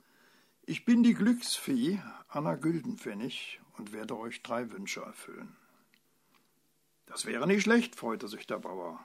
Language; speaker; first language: German; native; German